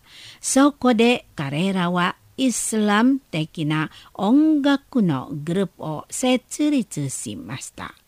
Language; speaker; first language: Japanese; non-native, fluent; Indonesian